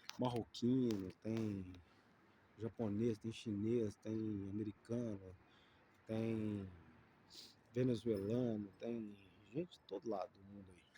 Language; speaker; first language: Portuguese; native; Portuguese